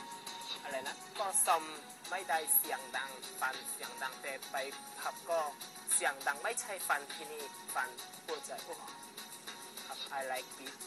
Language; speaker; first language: Thai; non-native, learner; Korean